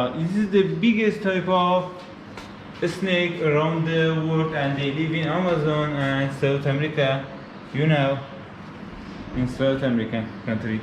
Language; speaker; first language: English; non-native, learner; Persian